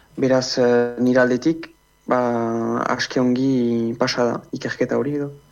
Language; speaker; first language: Basque; native; Basque